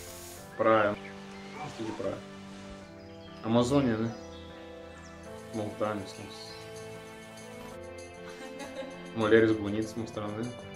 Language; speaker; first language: Portuguese; non-native, learner; Russian